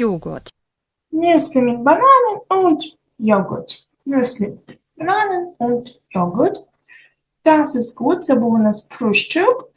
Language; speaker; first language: German; non-native, learner; Ukrainian